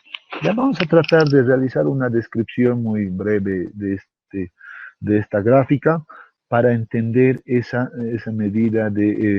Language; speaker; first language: Spanish; native; Spanish